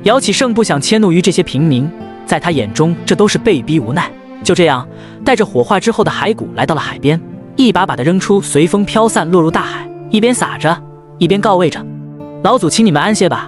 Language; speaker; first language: Chinese; native; Chinese